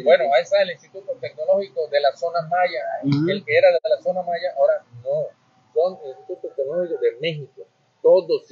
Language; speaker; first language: Spanish; native; Spanish